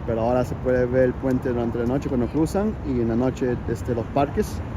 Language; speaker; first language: Spanish; early bilingual, heritage; Spanish